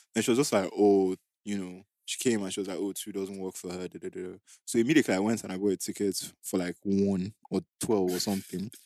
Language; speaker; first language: English; non-native, local second language; Igbo